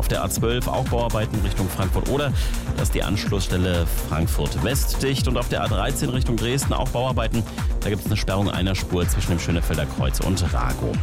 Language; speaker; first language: German; native; German